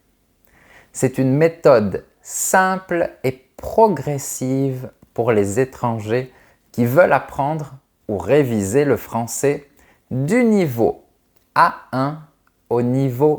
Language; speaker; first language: French; native; French